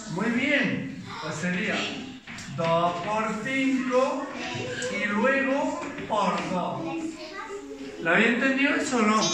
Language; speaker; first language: Spanish; native; Spanish